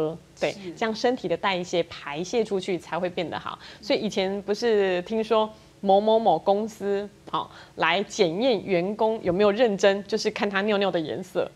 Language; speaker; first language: Chinese; native; Chinese